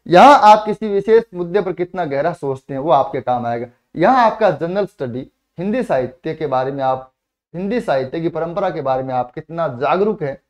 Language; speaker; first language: Hindi; native; Hindi